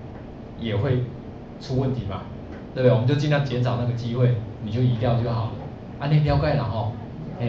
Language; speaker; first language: Chinese; native; Chinese